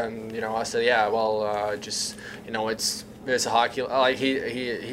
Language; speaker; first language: English; non-native, learner; Czech